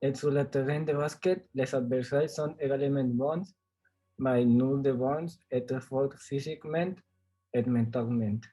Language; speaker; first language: French; non-native, learner; Spanish